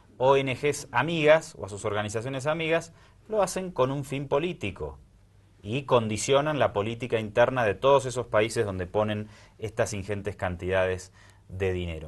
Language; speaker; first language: Spanish; native; Spanish